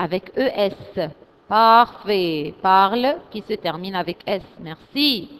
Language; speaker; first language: French; non-native, fluent; Arabic